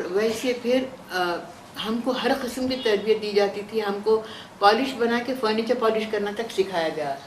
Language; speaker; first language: Urdu; native; Urdu